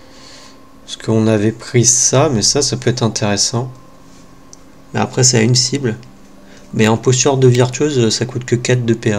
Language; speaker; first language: French; native; French